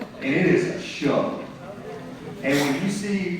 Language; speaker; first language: English; native; English